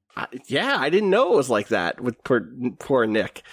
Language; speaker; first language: English; native; English